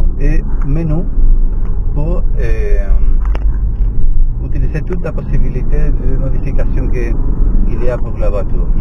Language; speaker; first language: French; non-native, learner; Spanish